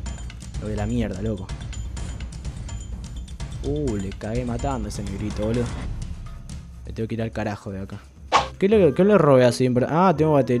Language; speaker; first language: Spanish; native; Spanish